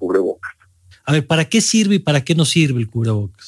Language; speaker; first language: Spanish; native; Spanish